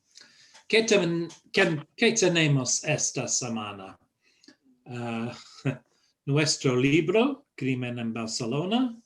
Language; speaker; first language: Spanish; non-native, fluent; English